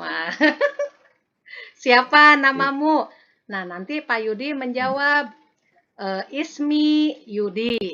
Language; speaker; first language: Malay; non-native, local second language; Sundanese